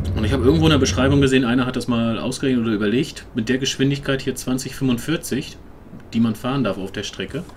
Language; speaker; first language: German; native; German